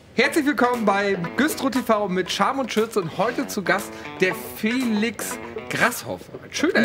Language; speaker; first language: German; native; German